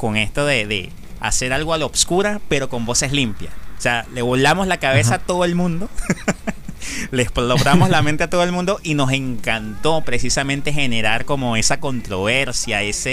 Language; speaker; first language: Spanish; native; Spanish